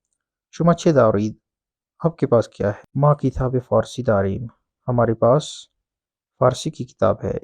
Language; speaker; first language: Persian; non-native, fluent; Urdu